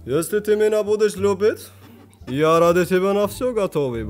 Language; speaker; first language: Russian; non-native, learner; Tajik